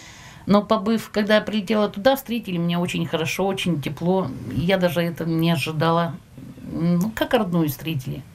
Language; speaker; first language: Russian; native; Russian